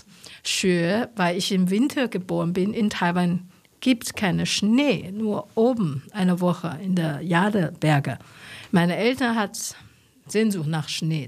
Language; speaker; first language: German; non-native, learner; Chinese